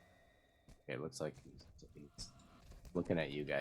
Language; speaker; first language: English; native; English